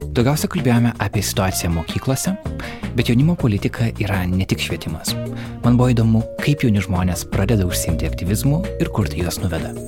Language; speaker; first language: Lithuanian; native; Lithuanian